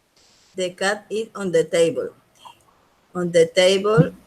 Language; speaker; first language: English; non-native, learner; Spanish